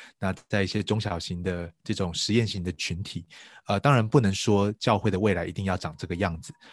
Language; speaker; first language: Chinese; native; Chinese